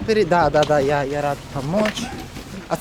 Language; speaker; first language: Russian; non-native, fluent; Italian